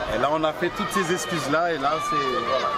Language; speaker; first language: French; native; French